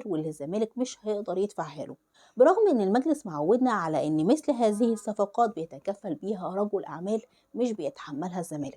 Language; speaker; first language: Arabic; native; Arabic